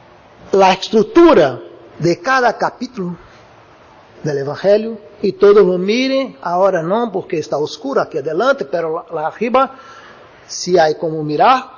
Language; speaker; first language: Spanish; non-native, learner; Portuguese